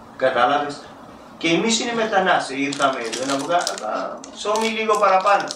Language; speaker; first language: Greek; non-native, learner; Urdu